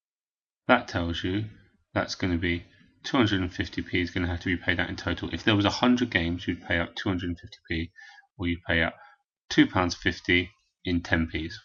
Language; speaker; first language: English; native; English